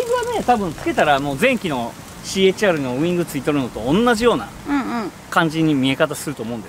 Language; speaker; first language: Japanese; native; Japanese